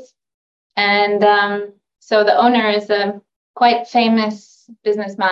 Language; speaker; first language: English; non-native, fluent; Norwegian